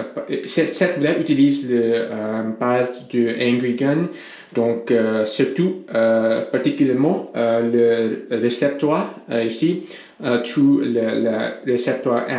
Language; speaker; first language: French; non-native, learner; English